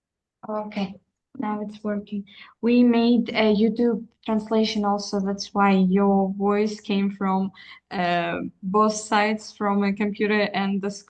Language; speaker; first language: English; non-native, fluent; Uzbek